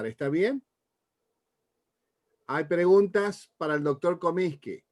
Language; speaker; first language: Spanish; native; Spanish